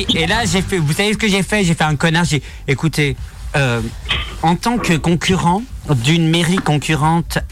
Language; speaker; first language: French; native; French